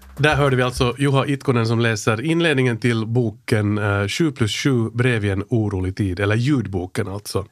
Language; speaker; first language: Swedish; native; Swedish